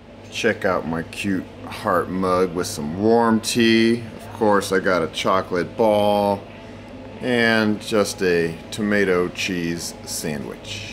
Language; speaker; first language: English; native; English